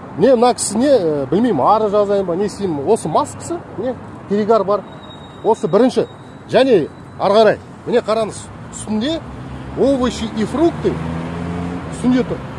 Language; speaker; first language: Kazakh; native; Kazakh